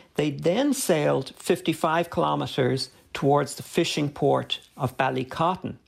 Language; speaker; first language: English; native; English